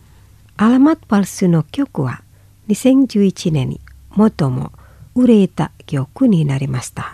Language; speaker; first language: Japanese; non-native, fluent; Indonesian